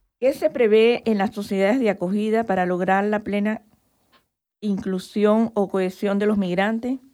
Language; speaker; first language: Spanish; native; Spanish